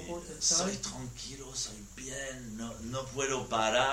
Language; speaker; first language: Spanish; non-native, learner; French